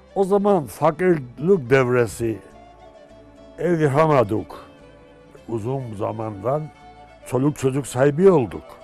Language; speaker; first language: Turkish; non-native, local second language; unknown